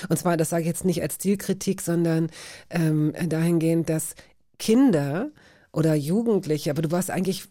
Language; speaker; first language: German; native; German